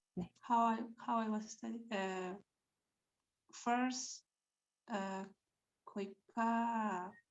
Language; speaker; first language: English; non-native, learner; Spanish